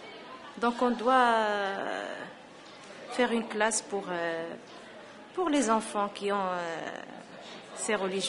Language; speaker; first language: French; non-native, local second language; Arabic